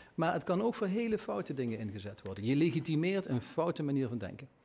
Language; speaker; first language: Dutch; native; Dutch